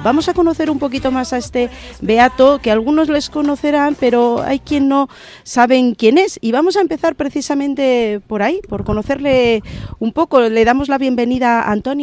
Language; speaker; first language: Spanish; native; Spanish